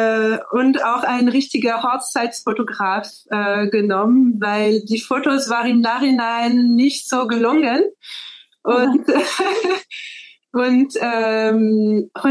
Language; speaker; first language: German; non-native, fluent; French